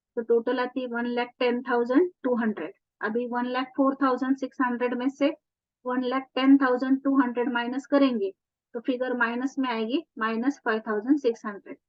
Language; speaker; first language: Hindi; non-native, local second language; Marathi